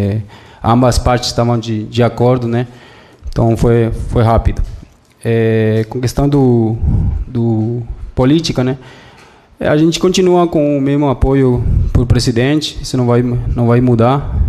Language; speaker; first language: Portuguese; non-native, fluent; Spanish